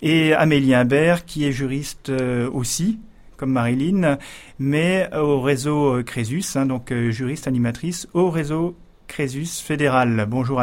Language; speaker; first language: French; native; French